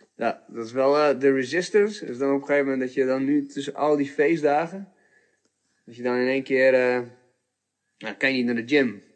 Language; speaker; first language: Dutch; early bilingual, other home language; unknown